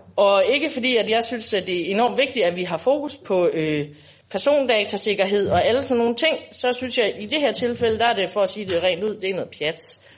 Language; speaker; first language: Danish; native; Danish